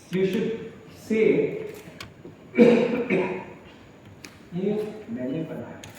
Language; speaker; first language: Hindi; non-native, local second language; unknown